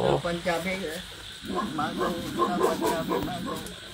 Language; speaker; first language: Indonesian; non-native, local second language; Hakka Chinese